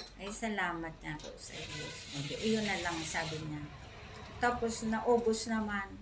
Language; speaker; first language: Filipino; non-native, local second language; Bikol